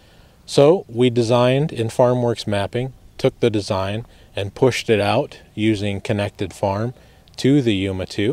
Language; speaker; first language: English; native; English